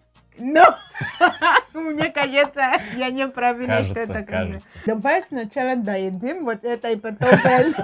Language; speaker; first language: Russian; non-native, learner; English